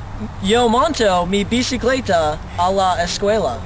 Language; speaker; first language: Spanish; non-native, learner; English